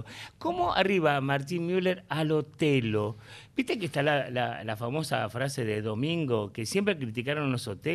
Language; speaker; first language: Spanish; native; Spanish